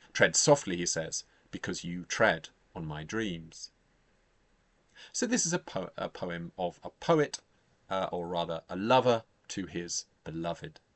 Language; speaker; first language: English; native; English